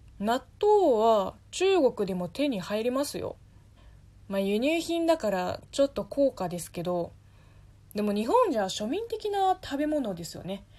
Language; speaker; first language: Japanese; non-native, fluent; Chinese